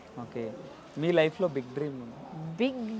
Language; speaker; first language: Telugu; native; Telugu